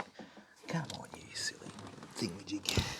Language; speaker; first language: English; native; English